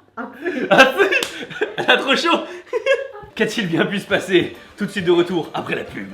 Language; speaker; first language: French; native; French